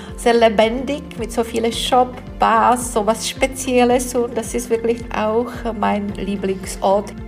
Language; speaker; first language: German; non-native, fluent; Czech